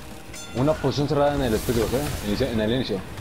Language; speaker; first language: Spanish; native; Spanish